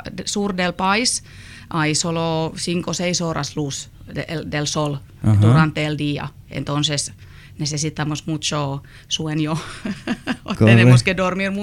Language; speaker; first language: Spanish; non-native, learner; Finnish